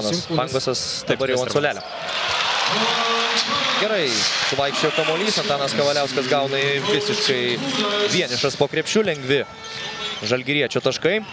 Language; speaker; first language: Lithuanian; native; Lithuanian